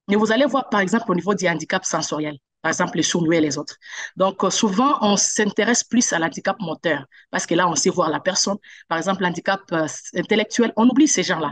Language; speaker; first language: French; non-native, local second language; Swahili